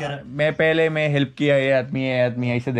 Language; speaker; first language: Hindi; non-native, learner; Malayalam